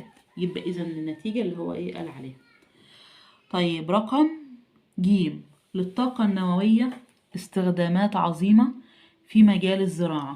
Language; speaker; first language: Arabic; native; Arabic